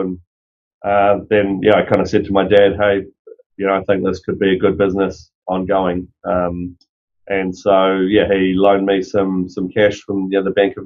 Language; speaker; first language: English; native; English